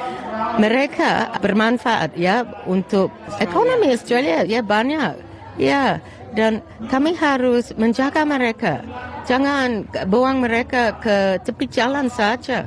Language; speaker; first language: Indonesian; non-native, fluent; English